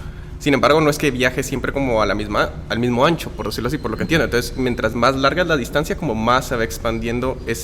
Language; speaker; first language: Spanish; native; Spanish